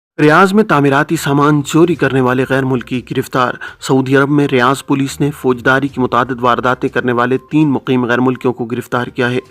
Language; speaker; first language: Urdu; native; Urdu